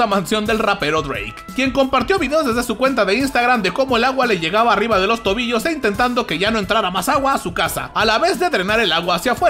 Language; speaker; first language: Spanish; native; Spanish